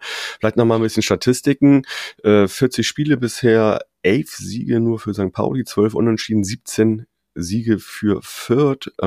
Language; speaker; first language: German; native; German